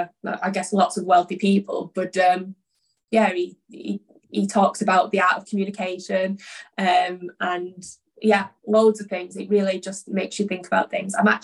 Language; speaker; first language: English; native; English